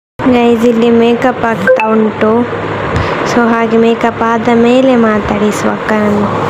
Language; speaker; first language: Kannada; non-native, local second language; Tulu